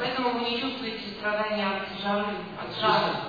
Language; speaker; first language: Russian; native; Russian